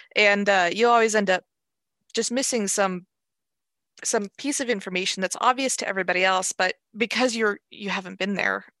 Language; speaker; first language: English; native; English